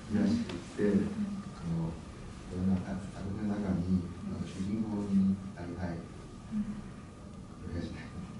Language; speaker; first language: Japanese; non-native, learner; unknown